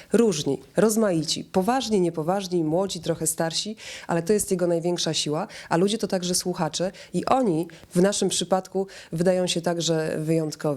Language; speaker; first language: Polish; native; Polish